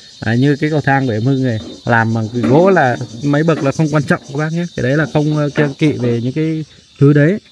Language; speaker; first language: Vietnamese; non-native, local second language; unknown